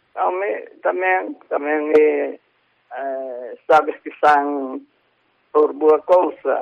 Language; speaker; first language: Galician; native; Galician